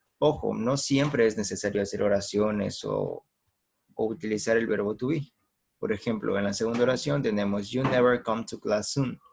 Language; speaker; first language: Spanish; native; Spanish